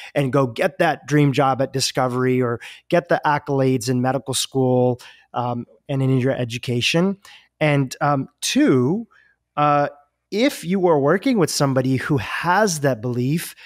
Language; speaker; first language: English; native; English